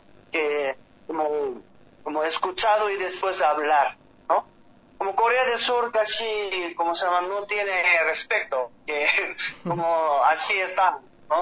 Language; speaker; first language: Spanish; non-native, learner; Korean